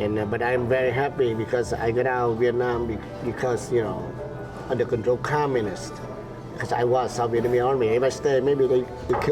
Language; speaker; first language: English; non-native, learner; Vietnamese